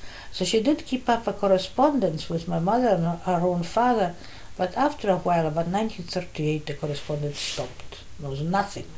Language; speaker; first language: English; non-native, fluent; Polish